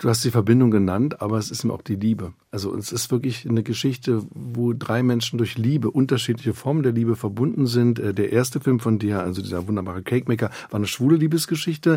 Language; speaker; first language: German; native; German